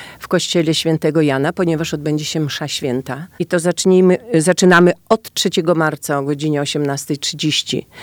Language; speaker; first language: Polish; native; Polish